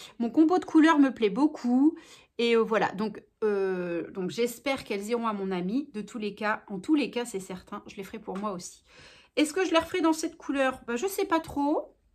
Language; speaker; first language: French; native; French